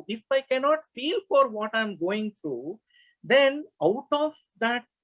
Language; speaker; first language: English; non-native, local second language; Kannada